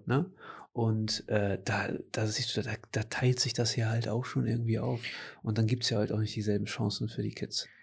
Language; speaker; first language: German; early bilingual, other home language; Portuguese